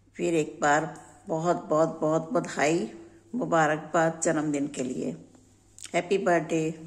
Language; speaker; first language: Hindi; native; Hindi